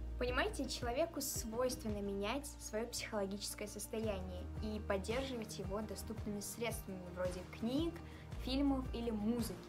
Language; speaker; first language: Russian; early bilingual, other home language; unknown